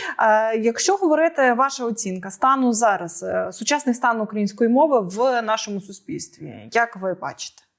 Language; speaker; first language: Ukrainian; native; Ukrainian